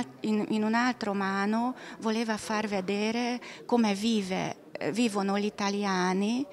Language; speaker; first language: Italian; non-native, learner; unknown